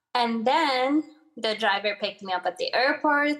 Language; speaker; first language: English; early bilingual, other home language; Arabic